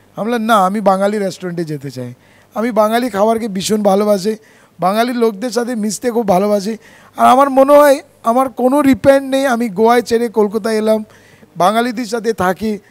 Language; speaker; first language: Bangla; non-native, fluent; Konkani